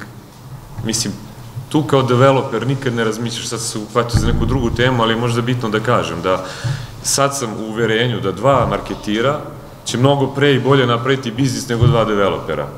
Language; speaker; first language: Serbian; native; Serbian